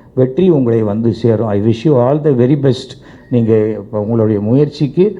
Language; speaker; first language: Tamil; native; Tamil